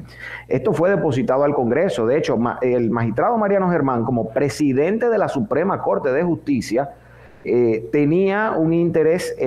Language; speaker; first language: Spanish; native; Spanish